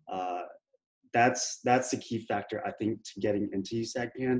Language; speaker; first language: English; native; English